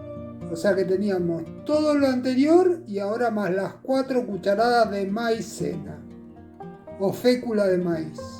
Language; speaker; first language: Spanish; native; Spanish